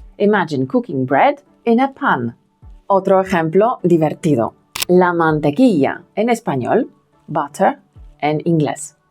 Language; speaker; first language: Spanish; non-native, fluent; Polish